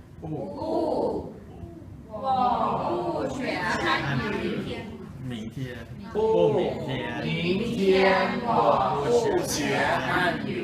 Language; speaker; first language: Chinese; non-native, learner; Thai